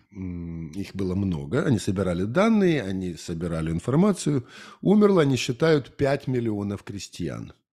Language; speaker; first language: Russian; native; Russian